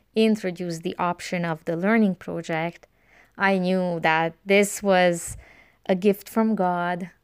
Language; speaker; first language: English; non-native, fluent; Romanian